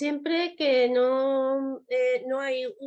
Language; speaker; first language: Spanish; non-native, learner; Japanese